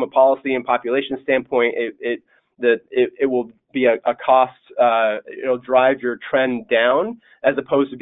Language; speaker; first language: English; native; English